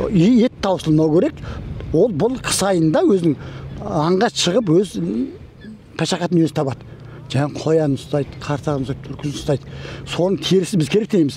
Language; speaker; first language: Kazakh; early bilingual, heritage; Kazakh